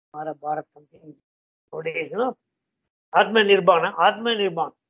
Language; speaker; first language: English; non-native, local second language; Tamil